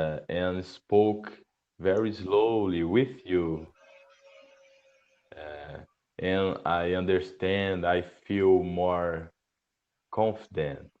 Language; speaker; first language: English; non-native, learner; Portuguese